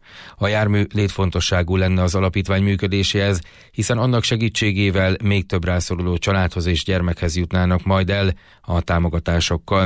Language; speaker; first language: Hungarian; native; Hungarian